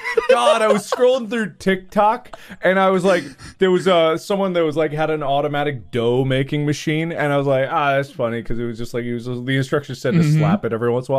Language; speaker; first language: English; native; English